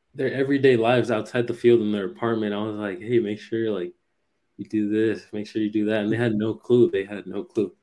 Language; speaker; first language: English; native; English